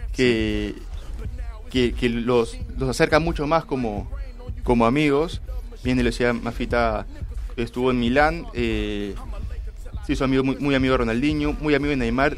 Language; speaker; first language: Spanish; native; Spanish